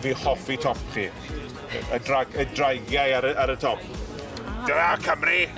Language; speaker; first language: Welsh; non-native, learner; English